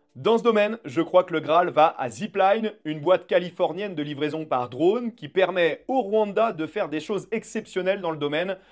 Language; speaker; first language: French; native; French